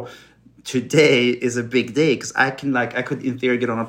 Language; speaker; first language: English; non-native, fluent; Swedish